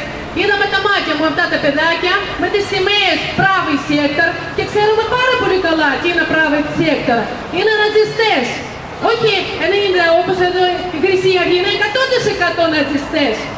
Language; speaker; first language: Greek; non-native, fluent; Russian